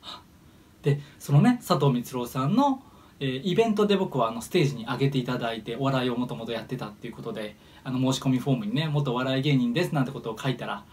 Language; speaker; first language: Japanese; native; Japanese